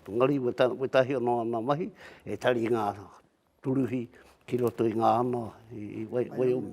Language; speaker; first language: Māori; native; Māori